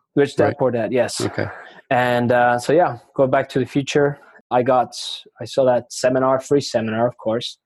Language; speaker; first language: English; non-native, fluent; Spanish